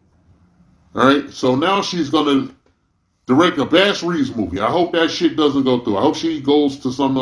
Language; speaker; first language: English; native; English